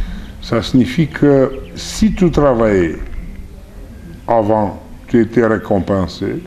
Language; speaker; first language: French; non-native, fluent; Romanian